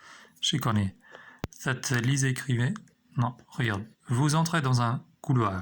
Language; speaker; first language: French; non-native, fluent; Albanian